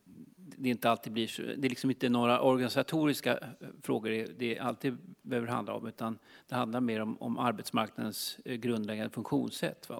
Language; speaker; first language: Swedish; native; Swedish